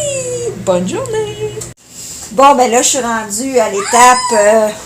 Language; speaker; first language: French; native; French